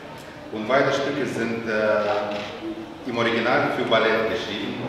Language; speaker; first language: German; non-native, fluent; Azerbaijani